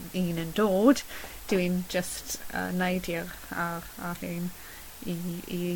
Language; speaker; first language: Welsh; non-native, learner; English